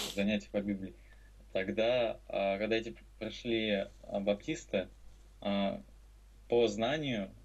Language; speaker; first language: Russian; native; Russian